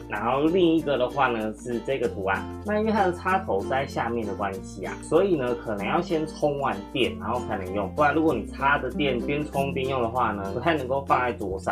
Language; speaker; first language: Chinese; native; Chinese